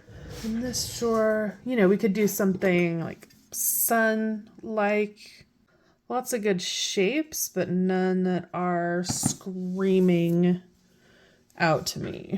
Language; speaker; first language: English; native; English